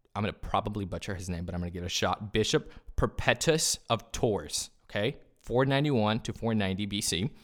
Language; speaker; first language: English; early bilingual, other home language; Spanish